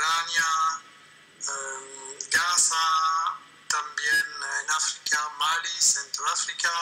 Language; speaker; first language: Spanish; non-native, fluent; French